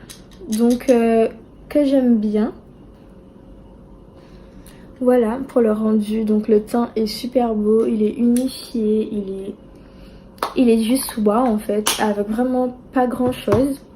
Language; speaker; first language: French; native; French